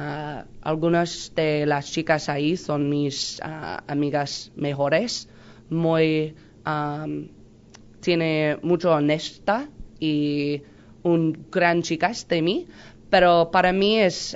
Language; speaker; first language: Spanish; non-native, learner; English